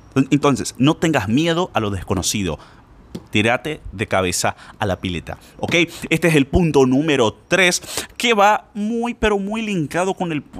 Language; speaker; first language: Spanish; non-native, fluent; Portuguese